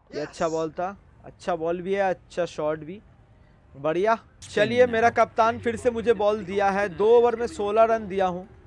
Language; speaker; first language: Hindi; native; Hindi